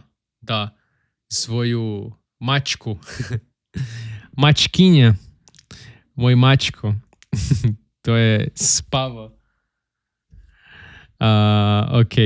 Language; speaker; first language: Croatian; non-native, learner; Portuguese